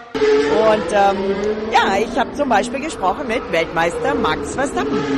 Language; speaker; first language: German; native; German